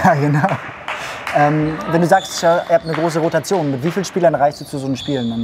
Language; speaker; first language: German; native; German